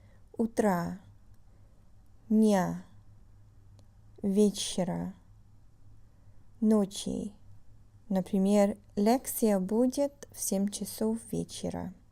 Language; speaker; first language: Russian; non-native, fluent; English